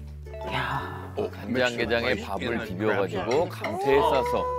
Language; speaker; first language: Korean; native; Korean